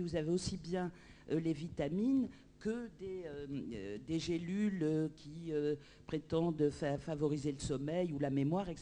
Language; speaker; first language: French; native; French